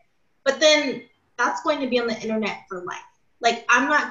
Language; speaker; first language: English; native; English